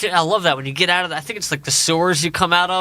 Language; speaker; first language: English; native; English